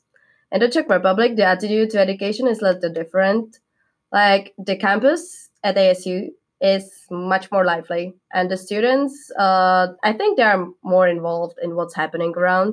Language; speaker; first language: English; non-native, fluent; Czech